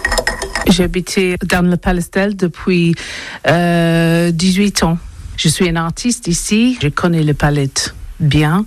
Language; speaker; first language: French; non-native, learner; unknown